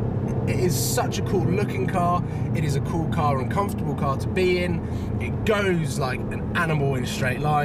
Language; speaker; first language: English; native; English